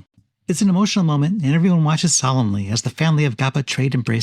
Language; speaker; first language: English; native; English